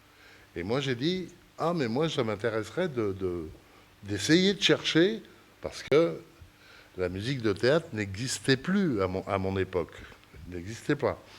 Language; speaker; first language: French; early bilingual, other home language; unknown